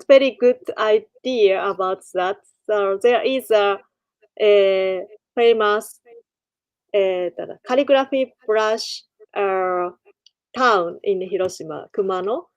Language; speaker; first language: English; non-native, learner; Japanese